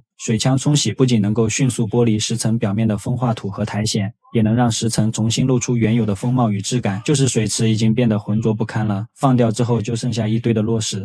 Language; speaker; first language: Chinese; native; Chinese